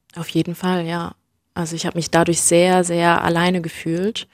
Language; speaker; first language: German; native; German